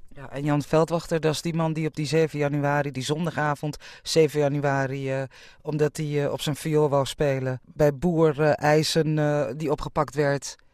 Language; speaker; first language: Dutch; native; Dutch